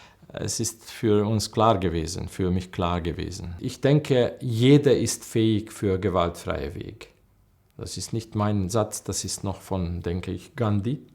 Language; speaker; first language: German; non-native, learner; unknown